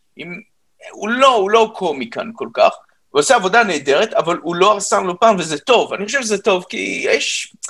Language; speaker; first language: Hebrew; native; Hebrew